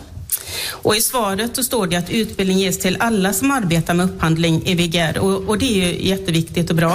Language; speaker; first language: Swedish; native; Swedish